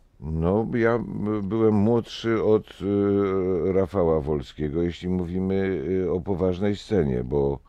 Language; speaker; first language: Polish; native; Polish